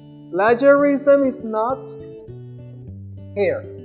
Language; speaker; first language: English; non-native, fluent; Spanish